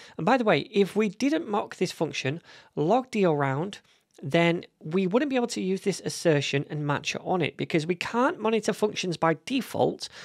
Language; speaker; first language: English; native; English